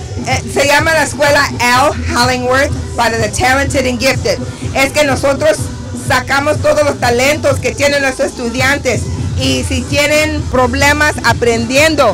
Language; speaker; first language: Spanish; early bilingual, heritage; Spanish